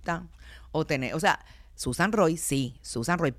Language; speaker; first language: Spanish; native; Spanish